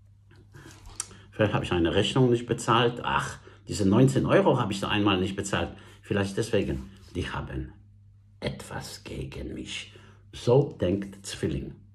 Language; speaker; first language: German; non-native, fluent; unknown